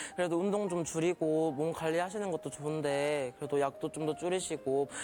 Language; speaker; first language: Korean; native; Korean